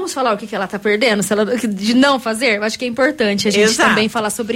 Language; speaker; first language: Portuguese; native; Portuguese